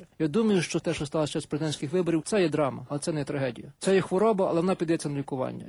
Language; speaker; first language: Ukrainian; native; Ukrainian